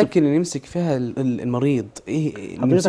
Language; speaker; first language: Arabic; native; Arabic